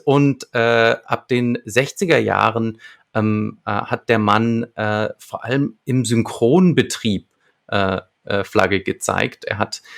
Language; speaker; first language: German; native; German